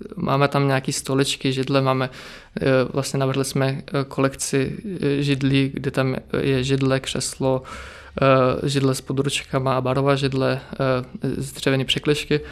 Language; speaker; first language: Czech; early bilingual, other home language; Ukrainian